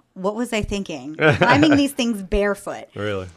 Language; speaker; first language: English; native; English